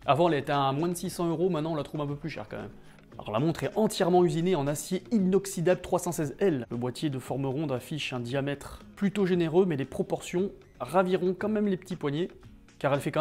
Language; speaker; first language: French; native; French